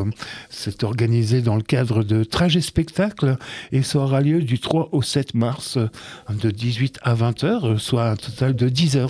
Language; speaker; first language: French; native; French